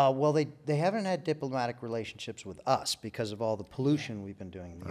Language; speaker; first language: English; native; English